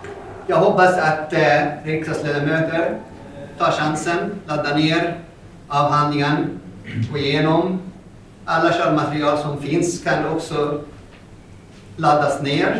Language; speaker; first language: Swedish; non-native, fluent; Arabic